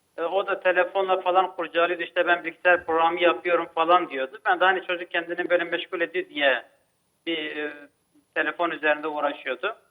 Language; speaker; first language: Turkish; native; Turkish